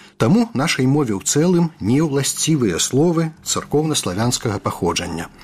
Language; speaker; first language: Belarusian; native; Belarusian